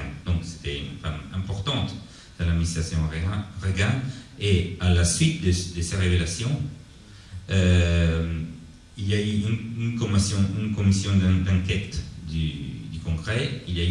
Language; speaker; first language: French; non-native, learner; Italian